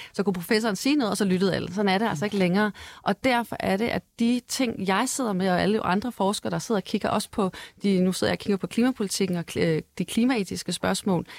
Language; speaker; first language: Danish; native; Danish